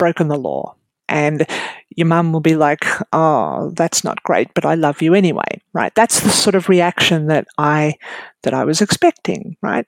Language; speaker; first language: English; native; English